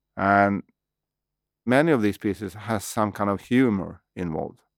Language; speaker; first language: English; non-native, fluent; Swedish